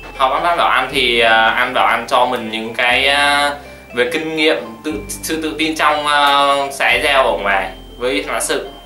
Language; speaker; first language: Vietnamese; native; Vietnamese